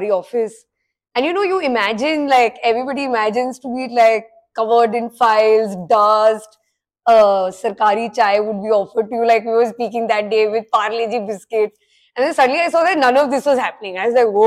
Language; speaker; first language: English; non-native, local second language; Hindi